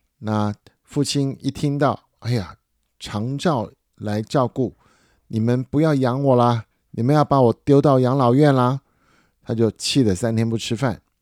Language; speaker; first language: Chinese; native; Chinese